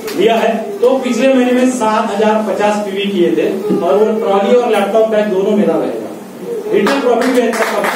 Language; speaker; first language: Hindi; non-native, local second language; Marathi